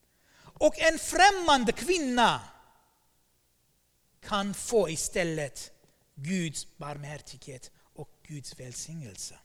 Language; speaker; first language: Swedish; non-native, fluent; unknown